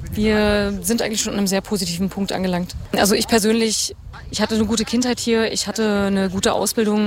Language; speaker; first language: German; native; German